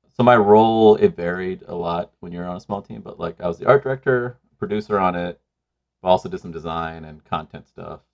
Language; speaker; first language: English; non-native, local second language; Sinhala